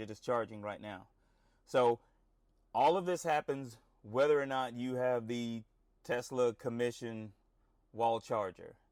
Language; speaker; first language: English; native; English